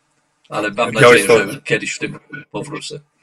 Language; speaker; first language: Polish; early bilingual, heritage; Polish